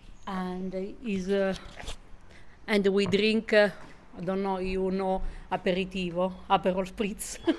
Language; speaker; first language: English; non-native, learner; Italian